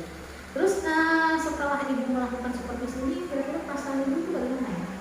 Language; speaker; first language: Indonesian; native; Indonesian